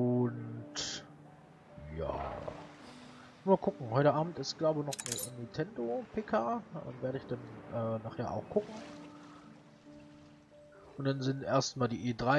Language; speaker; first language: German; native; German